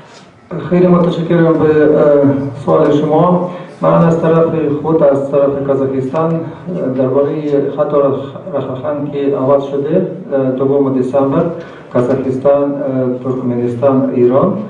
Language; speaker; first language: Persian; non-native, learner; Kazakh